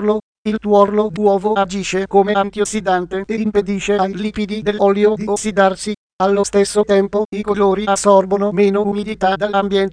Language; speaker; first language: Italian; native; Italian